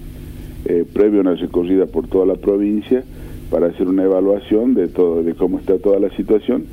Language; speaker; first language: Spanish; native; Spanish